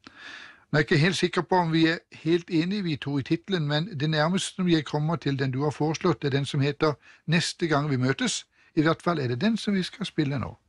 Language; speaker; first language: Norwegian; native; Norwegian